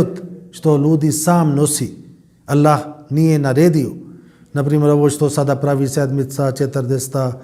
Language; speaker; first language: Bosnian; non-native, learner; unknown